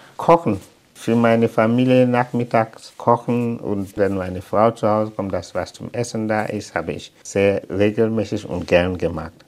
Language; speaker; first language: German; non-native, fluent; English